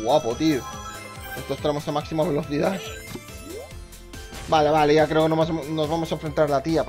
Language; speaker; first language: Spanish; native; Spanish